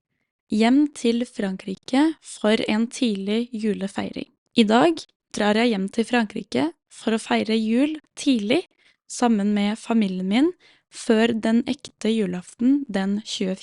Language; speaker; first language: Norwegian; non-native, fluent; French